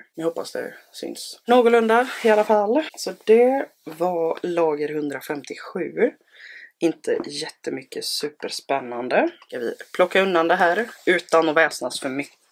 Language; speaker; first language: Swedish; native; Swedish